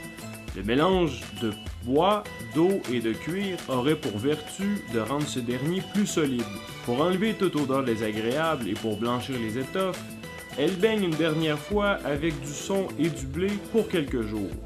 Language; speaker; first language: French; native; French